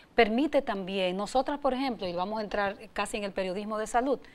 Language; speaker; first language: Spanish; native; Spanish